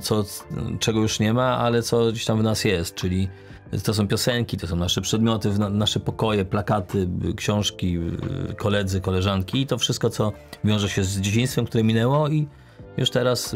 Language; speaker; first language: Polish; native; Polish